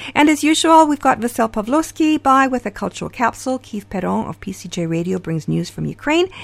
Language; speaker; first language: English; early bilingual, other home language; Ukrainian